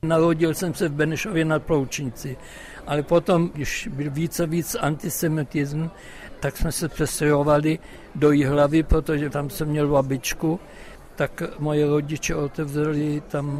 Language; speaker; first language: Czech; non-native, local second language; German